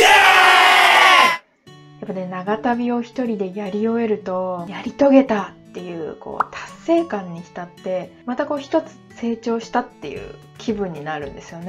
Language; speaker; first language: Japanese; native; Japanese